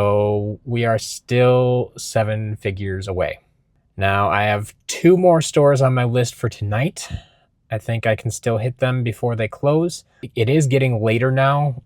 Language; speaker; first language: English; native; English